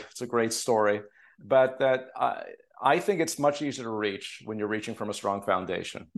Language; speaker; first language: English; native; English